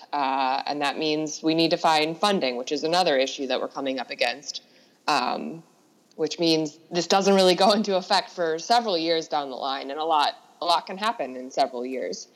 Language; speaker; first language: English; native; English